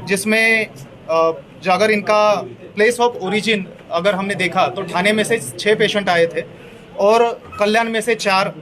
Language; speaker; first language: Hindi; non-native, local second language; Marathi